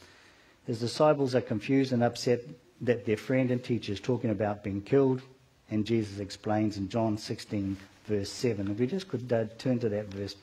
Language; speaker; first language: English; native; English